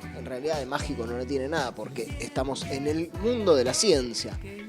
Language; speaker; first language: Spanish; native; Spanish